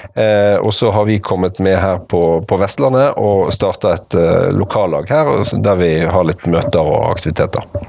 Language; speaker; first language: Norwegian; native; Norwegian